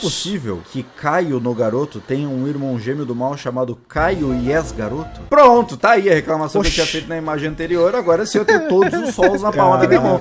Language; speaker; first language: Portuguese; native; Portuguese